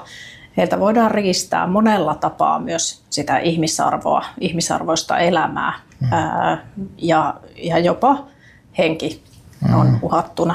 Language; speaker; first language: Finnish; native; Finnish